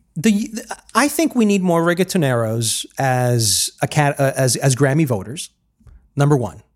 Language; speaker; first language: English; early bilingual, other home language; Spanish